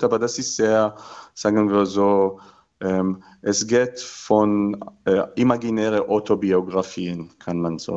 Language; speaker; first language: German; non-native, fluent; Hebrew